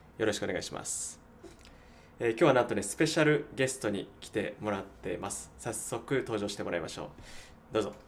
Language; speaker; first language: Japanese; native; Japanese